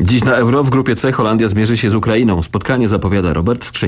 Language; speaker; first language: Polish; native; Polish